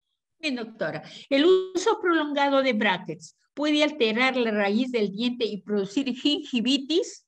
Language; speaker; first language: Spanish; native; Spanish